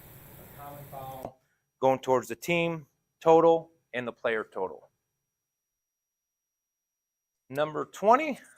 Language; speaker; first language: English; native; English